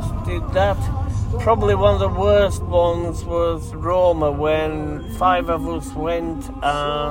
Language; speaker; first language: English; native; English